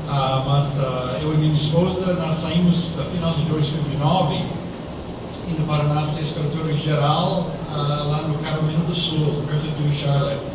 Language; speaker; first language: Portuguese; non-native, fluent; English